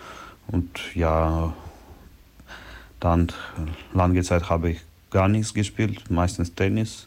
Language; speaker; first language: German; non-native, learner; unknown